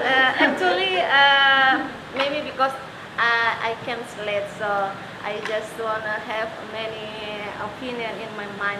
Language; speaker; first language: English; non-native, learner; Indonesian